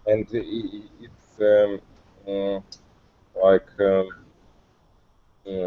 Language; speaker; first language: English; non-native, learner; Russian